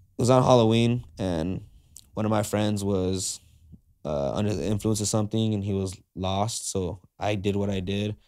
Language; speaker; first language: English; native; English